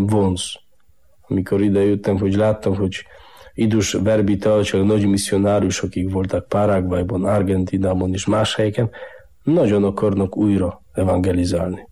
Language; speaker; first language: Hungarian; non-native, fluent; Polish